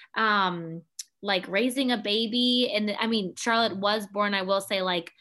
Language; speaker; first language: English; native; English